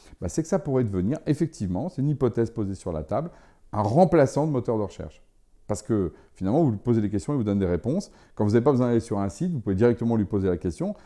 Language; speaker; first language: French; native; French